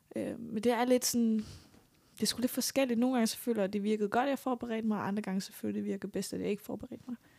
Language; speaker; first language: Danish; native; Danish